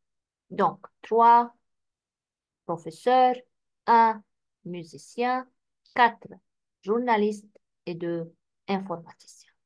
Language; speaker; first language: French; non-native, fluent; Arabic